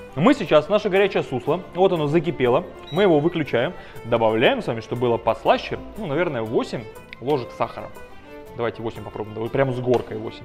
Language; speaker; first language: Russian; native; Russian